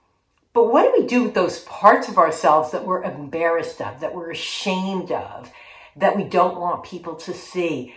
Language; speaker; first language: English; native; English